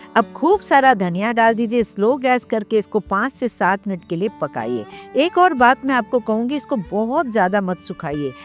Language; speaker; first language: Hindi; non-native, local second language; Sindhi